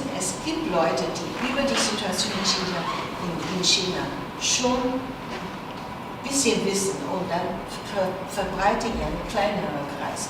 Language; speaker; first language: German; non-native, fluent; Chinese